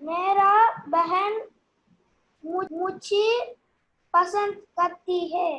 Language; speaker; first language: Hindi; non-native, learner; Tamil